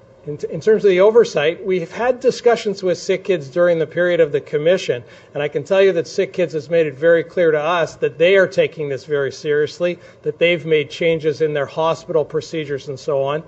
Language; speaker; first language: English; native; English